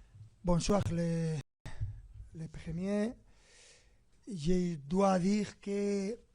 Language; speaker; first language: French; non-native, fluent; Spanish